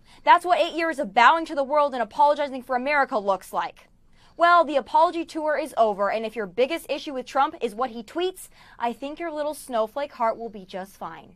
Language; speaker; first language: English; native; English